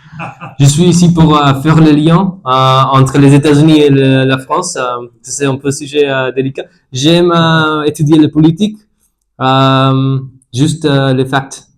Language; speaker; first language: French; non-native, learner; Spanish